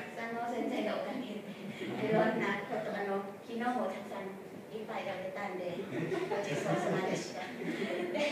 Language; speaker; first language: Japanese; non-native, fluent; Thai